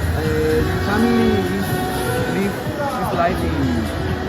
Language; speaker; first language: English; non-native, learner; Spanish